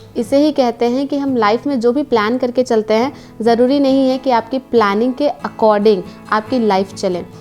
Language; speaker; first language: Hindi; native; Hindi